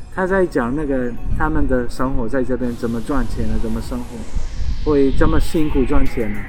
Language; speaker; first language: Chinese; non-native, fluent; Arabic